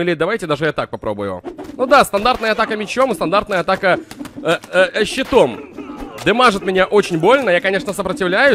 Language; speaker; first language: Russian; native; Russian